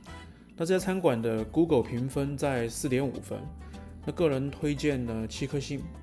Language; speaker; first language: Chinese; native; Chinese